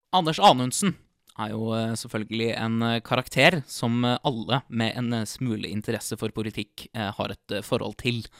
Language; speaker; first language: Norwegian; native; Norwegian